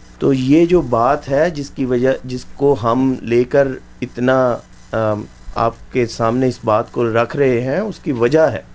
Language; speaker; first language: Urdu; native; Urdu